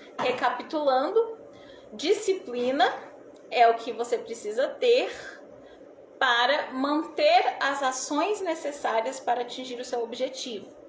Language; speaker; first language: Portuguese; native; Portuguese